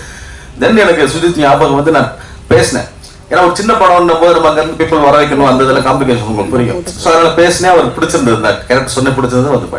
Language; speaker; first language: Tamil; native; Tamil